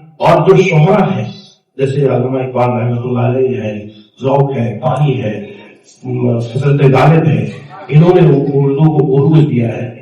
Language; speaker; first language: Urdu; non-native, local second language; Marathi